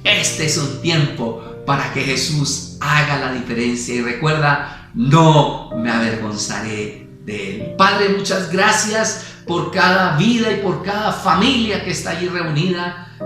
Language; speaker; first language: Spanish; native; Spanish